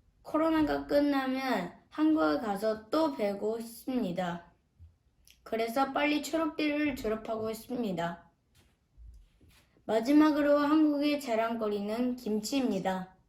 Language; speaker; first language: Korean; early bilingual, heritage; Korean